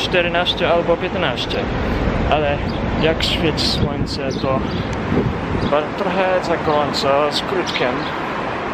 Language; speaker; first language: Polish; non-native, fluent; Japanese